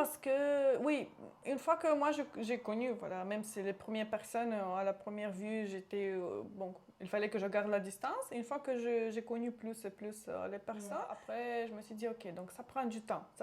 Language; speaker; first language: French; non-native, local second language; Romanian